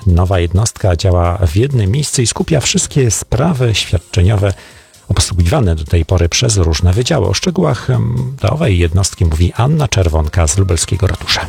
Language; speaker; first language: Polish; native; Polish